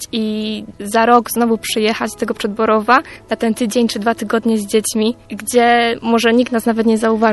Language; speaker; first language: Polish; native; Polish